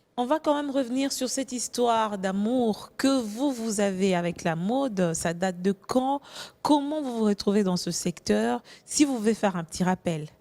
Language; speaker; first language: French; non-native, local second language; Lingala